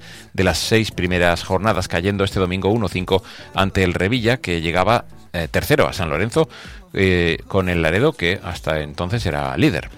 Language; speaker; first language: Spanish; native; Spanish